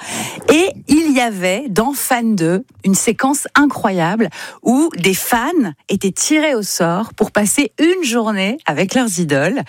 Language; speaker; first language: French; native; French